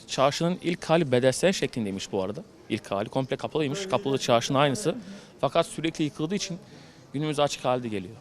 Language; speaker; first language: Turkish; native; Turkish